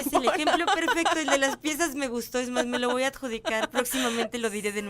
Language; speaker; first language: Spanish; native; Spanish